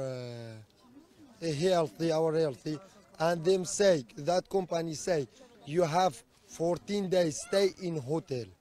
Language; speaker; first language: English; non-native, learner; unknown